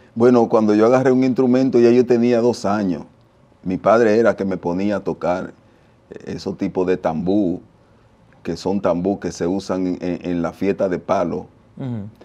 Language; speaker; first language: Spanish; native; Spanish